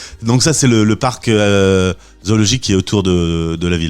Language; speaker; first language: French; native; French